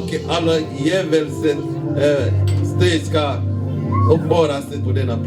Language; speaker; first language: Swedish; non-native, learner; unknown